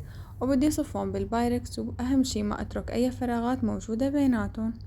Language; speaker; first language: Arabic; native; Arabic